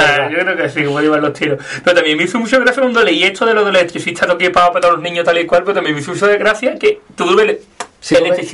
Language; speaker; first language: Spanish; native; Spanish